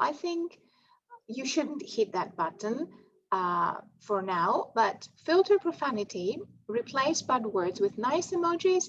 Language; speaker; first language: English; non-native, fluent; Greek